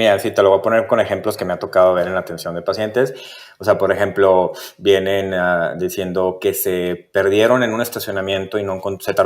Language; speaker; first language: Spanish; native; Spanish